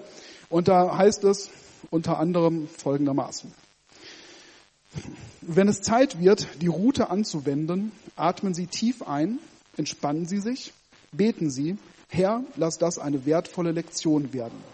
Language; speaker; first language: German; native; German